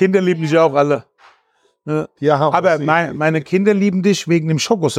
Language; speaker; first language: German; native; German